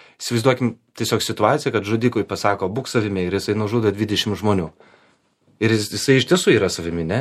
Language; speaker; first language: Lithuanian; non-native, local second language; Polish